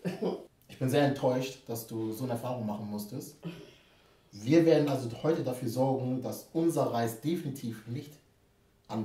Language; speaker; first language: German; early bilingual, other home language; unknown